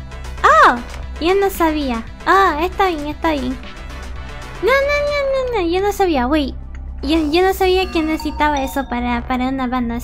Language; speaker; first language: Spanish; early bilingual, heritage; Spanish